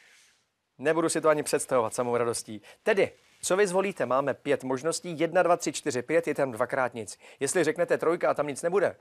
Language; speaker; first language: Czech; native; Czech